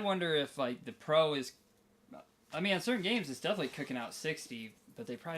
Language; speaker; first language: English; native; English